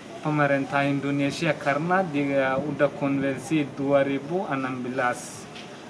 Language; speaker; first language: Indonesian; non-native, learner; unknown